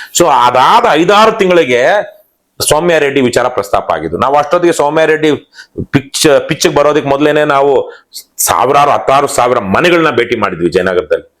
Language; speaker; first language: Kannada; native; Kannada